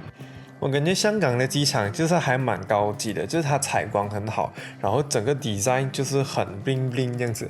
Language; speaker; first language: Chinese; native; Chinese